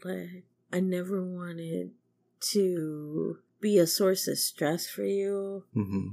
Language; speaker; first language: English; native; English